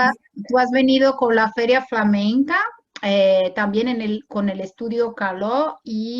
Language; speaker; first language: Spanish; non-native, fluent; Portuguese